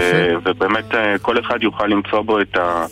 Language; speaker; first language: Hebrew; native; Hebrew